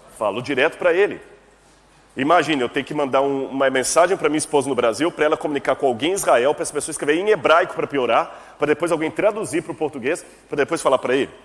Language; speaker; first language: Portuguese; native; Portuguese